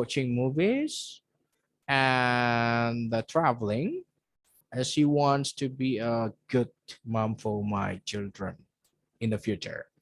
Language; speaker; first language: English; non-native, fluent; Indonesian